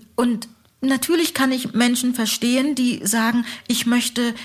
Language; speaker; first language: German; early bilingual, other home language; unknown